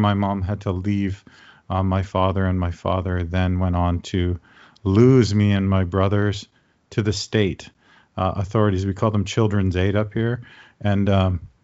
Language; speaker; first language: English; native; English